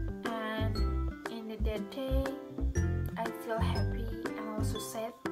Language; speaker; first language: English; non-native, learner; Indonesian